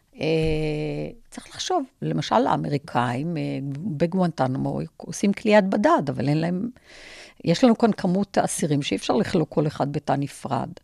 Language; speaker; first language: Hebrew; native; Hebrew